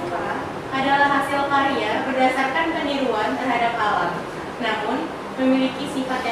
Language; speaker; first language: Indonesian; native; Indonesian